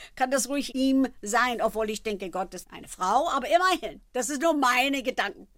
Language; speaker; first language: German; non-native, fluent; English